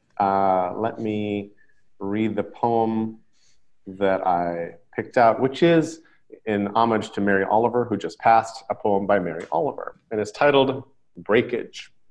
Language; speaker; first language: English; native; English